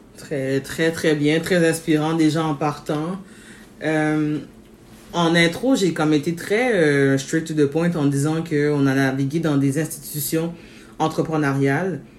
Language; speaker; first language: French; native; French